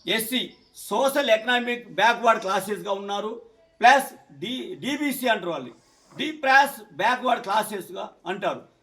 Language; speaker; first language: Telugu; non-native, local second language; Koya